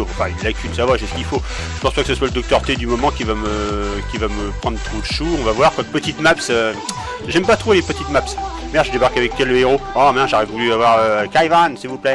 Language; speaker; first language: French; native; French